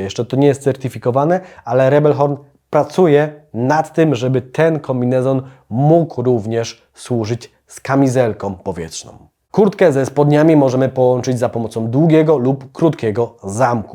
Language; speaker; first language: Polish; native; Polish